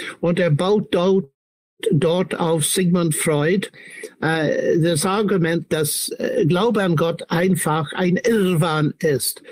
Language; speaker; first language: German; non-native, fluent; English